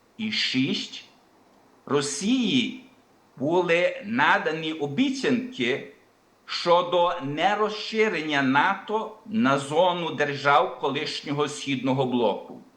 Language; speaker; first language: Ukrainian; early bilingual, heritage; Ukrainian